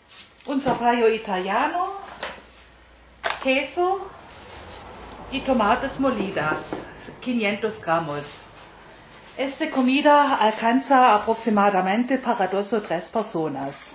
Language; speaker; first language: Spanish; non-native, learner; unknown